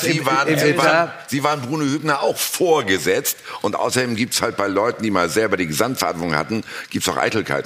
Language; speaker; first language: German; native; German